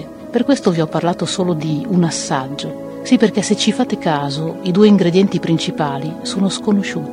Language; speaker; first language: Italian; native; Italian